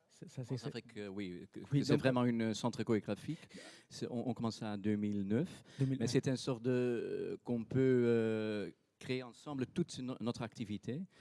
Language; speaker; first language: French; non-native, fluent; Dutch